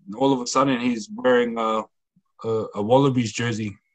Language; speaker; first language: English; native; English